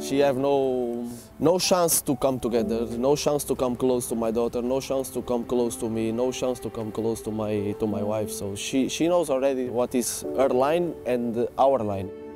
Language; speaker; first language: English; non-native, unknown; Portuguese